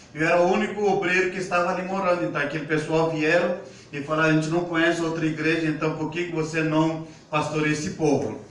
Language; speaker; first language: Portuguese; non-native, fluent; Hindi